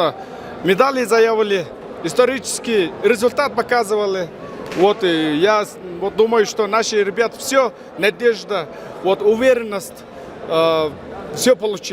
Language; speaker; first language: Russian; non-native, fluent; Mongolian